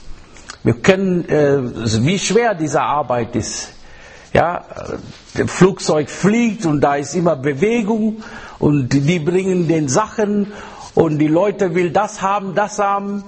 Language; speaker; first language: German; non-native, fluent; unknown